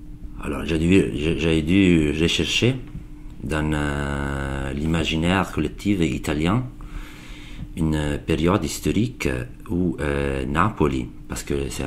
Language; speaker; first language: French; non-native, learner; Italian